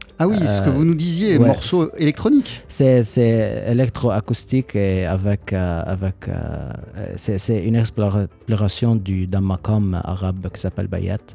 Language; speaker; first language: French; native; French